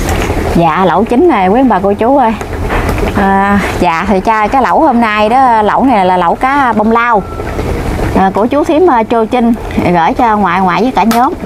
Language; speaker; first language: Vietnamese; native; Vietnamese